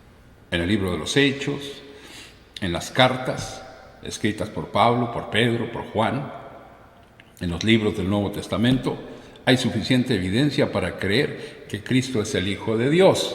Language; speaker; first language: Spanish; native; Spanish